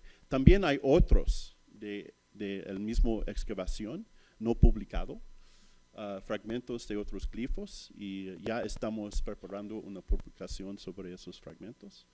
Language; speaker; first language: Spanish; non-native, fluent; English